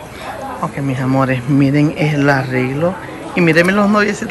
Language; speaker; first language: Spanish; native; Spanish